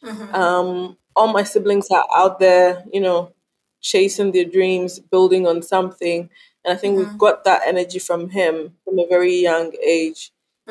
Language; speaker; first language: English; non-native, local second language; Akan